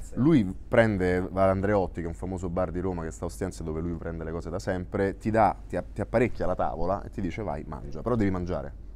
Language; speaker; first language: Italian; native; Italian